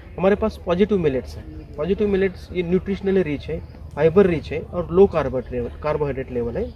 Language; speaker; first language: Hindi; non-native, local second language; Marathi